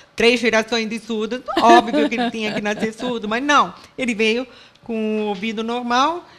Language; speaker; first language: Portuguese; non-native, local second language; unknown